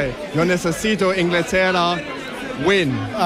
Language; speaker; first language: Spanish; non-native, learner; English